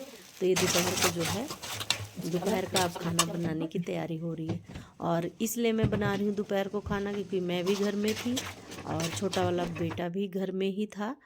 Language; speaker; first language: Hindi; native; Hindi